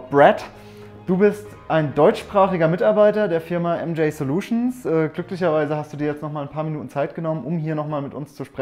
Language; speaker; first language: German; native; German